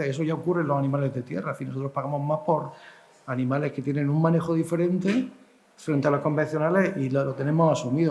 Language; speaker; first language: Spanish; native; Spanish